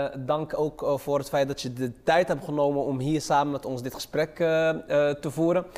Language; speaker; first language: Dutch; early bilingual, other home language; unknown